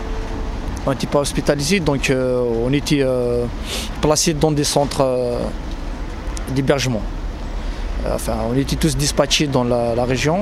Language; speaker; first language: French; non-native, local second language; Arabic